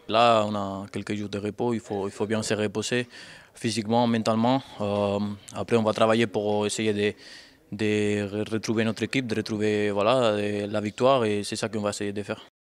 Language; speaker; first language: French; non-native, fluent; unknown